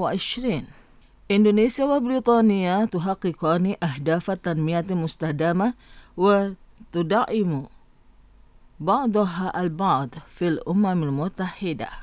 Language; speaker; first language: Arabic; non-native, fluent; Indonesian